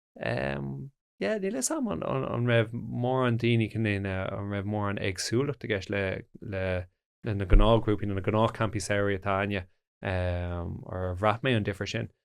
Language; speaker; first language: Irish; non-native, local second language; English